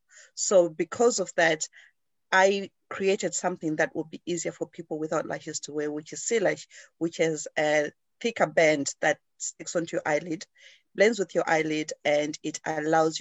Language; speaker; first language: English; non-native, local second language; Shona